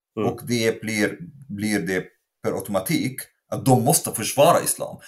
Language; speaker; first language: Swedish; non-native, fluent; Arabic